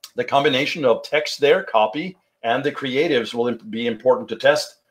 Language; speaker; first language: English; non-native, fluent; Norwegian